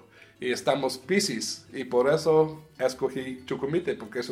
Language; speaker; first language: Spanish; early bilingual, heritage; Spanish